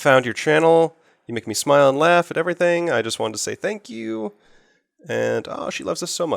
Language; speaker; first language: English; native; English